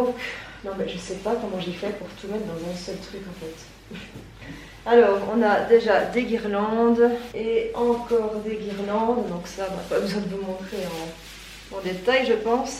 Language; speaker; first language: French; native; French